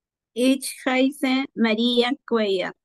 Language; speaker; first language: German; non-native, learner; Spanish